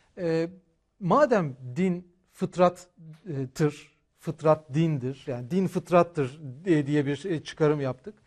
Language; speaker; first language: Turkish; native; Turkish